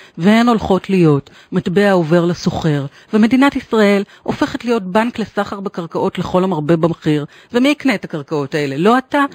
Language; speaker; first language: Hebrew; native; Hebrew